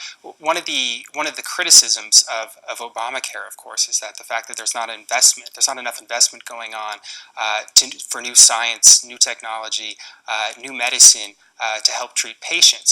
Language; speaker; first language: English; native; English